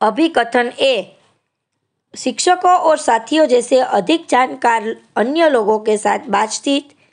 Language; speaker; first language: Hindi; non-native, local second language; Gujarati